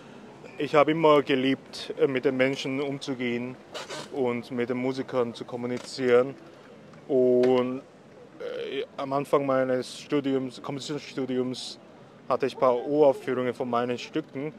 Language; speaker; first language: German; non-native, fluent; Korean